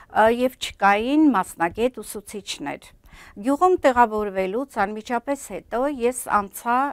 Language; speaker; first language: Armenian; native; Armenian